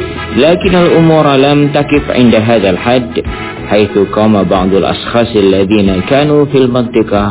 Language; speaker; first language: Arabic; non-native, fluent; Indonesian